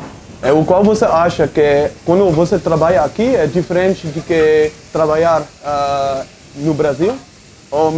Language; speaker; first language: Portuguese; non-native, learner; Dutch